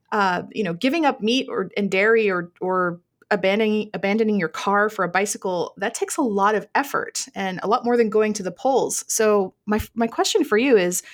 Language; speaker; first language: English; native; English